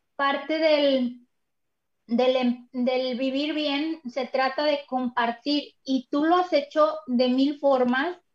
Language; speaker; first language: Spanish; native; Spanish